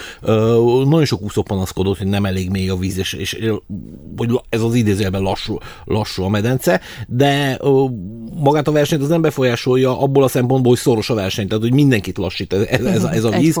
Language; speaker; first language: Hungarian; native; Hungarian